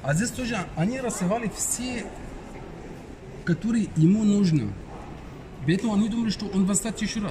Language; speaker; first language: Russian; non-native, learner; Arabic